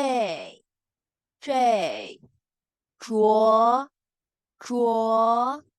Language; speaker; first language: Chinese; non-native, fluent; Indonesian